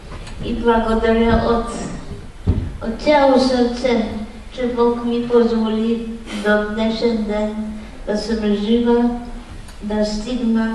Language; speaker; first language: Bulgarian; non-native, fluent; Polish